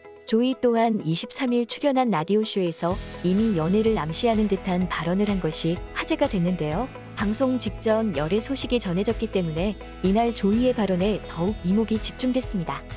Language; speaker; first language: Korean; native; Korean